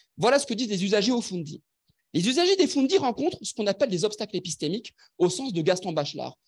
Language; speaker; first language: French; non-native, local second language; Arabic